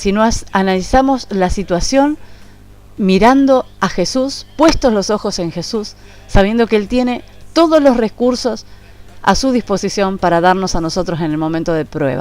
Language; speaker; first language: Spanish; native; Spanish